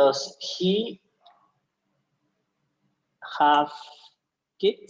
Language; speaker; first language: English; non-native, learner; Spanish